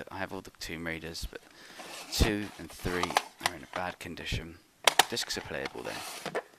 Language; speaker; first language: English; native; English